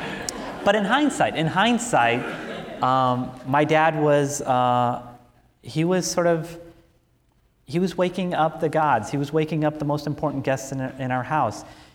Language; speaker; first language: English; native; English